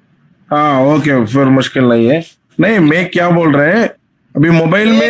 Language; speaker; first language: Hindi; non-native, local second language; Tamil